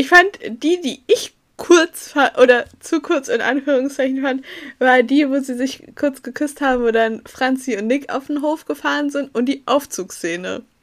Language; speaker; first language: German; native; German